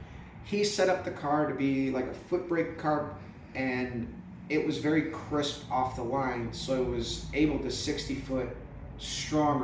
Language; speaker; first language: English; native; English